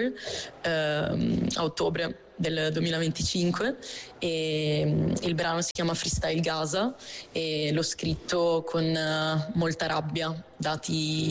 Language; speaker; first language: Italian; native; Italian